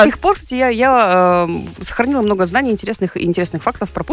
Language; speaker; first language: Russian; native; Russian